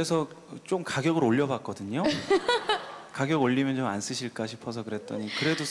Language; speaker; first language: Korean; native; Korean